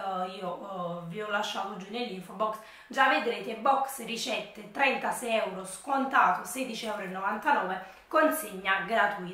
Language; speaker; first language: Italian; native; Italian